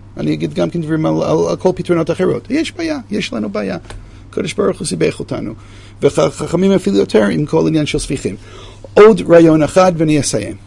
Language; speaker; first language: Hebrew; non-native, fluent; English